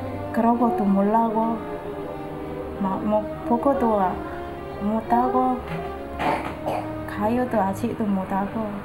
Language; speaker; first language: Korean; non-native, learner; Javanese